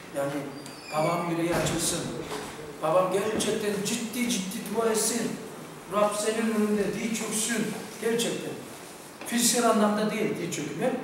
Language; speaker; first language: Turkish; non-native, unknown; Korean